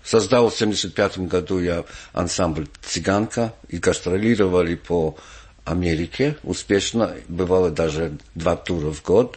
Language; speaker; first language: Russian; non-native, fluent; English